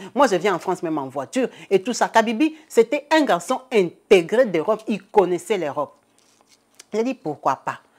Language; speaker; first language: French; non-native, local second language; Lingala